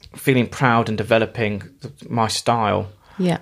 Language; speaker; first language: English; native; English